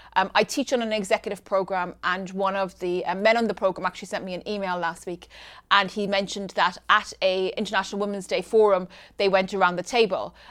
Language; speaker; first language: English; native; English